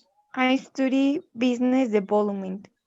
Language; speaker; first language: English; non-native, learner; Spanish